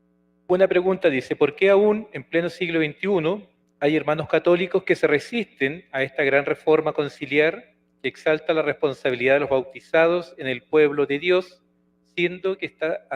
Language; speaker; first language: Spanish; native; Spanish